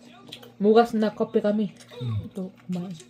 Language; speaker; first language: Filipino; non-native, learner; Korean